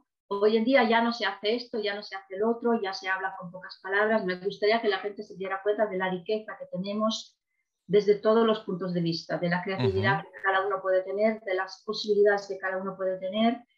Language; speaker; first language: Spanish; non-native, fluent; Italian